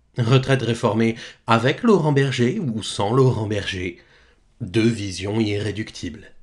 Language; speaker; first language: French; native; French